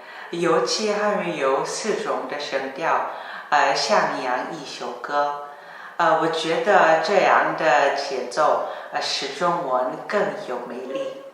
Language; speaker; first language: Chinese; non-native, learner; Korean